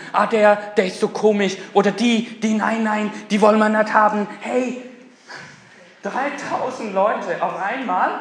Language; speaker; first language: German; non-native, fluent; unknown